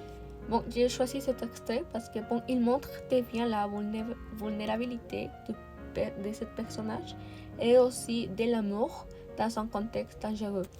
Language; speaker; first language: French; non-native, learner; Spanish